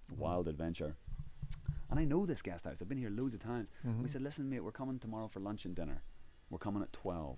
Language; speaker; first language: English; native; English